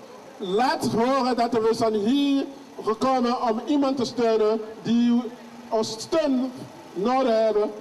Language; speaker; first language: Dutch; non-native, learner; French